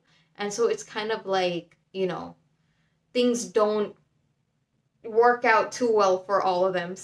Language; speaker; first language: English; native; English